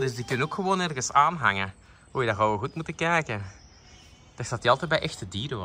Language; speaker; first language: Dutch; native; Dutch